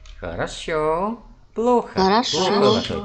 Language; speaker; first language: Russian; non-native, fluent; Vietnamese